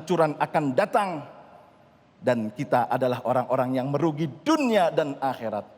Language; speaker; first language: Indonesian; native; Indonesian